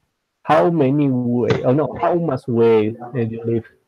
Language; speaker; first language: English; non-native, learner; Spanish